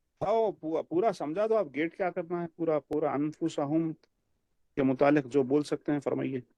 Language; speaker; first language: Urdu; native; Urdu